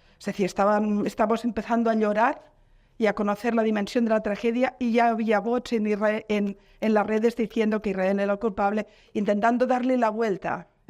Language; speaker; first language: Spanish; non-native, local second language; Catalan